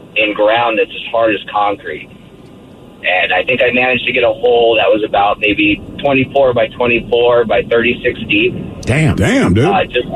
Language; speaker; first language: English; native; English